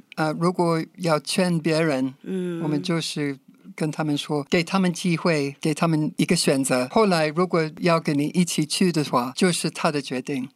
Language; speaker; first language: Chinese; non-native, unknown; English